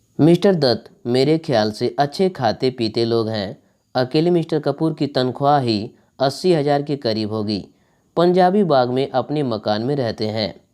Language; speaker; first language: Hindi; native; Hindi